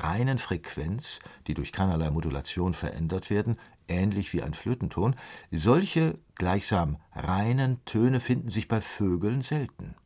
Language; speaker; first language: German; native; German